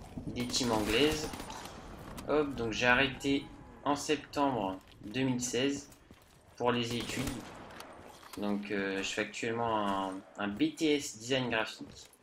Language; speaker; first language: French; native; French